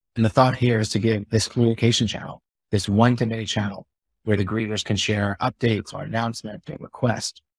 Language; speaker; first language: English; native; English